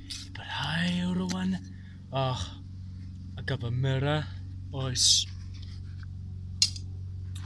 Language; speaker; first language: Welsh; non-native, learner; English